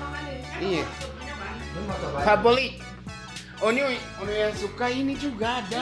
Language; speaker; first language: Indonesian; non-native, fluent; Japanese